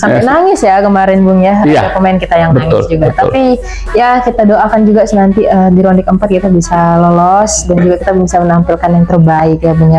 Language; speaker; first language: Indonesian; native; Indonesian